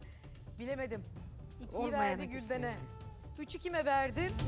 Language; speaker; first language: Turkish; native; Turkish